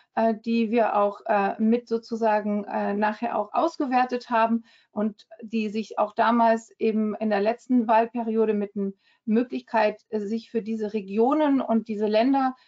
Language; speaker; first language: German; early bilingual, heritage; German